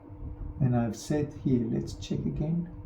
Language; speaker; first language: English; non-native, fluent; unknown